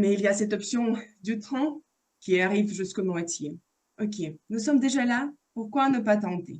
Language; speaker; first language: French; non-native, fluent; Russian